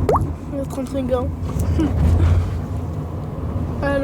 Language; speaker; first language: French; native; French